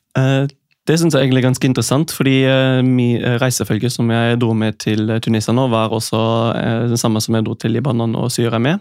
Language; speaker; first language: Norwegian; non-native, fluent; German